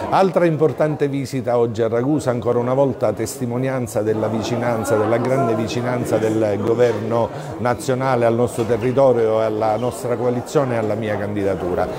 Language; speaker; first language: Italian; native; Italian